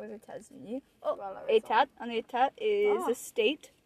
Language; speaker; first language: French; non-native, learner; English